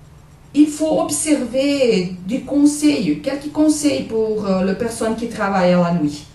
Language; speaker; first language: French; non-native, learner; Portuguese